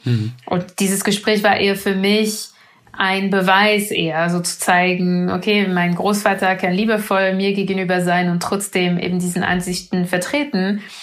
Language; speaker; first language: German; non-native, fluent; French